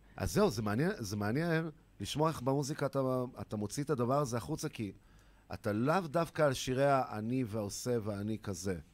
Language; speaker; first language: Hebrew; native; Hebrew